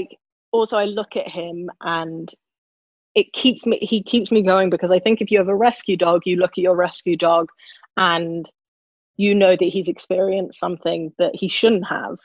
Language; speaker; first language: English; native; English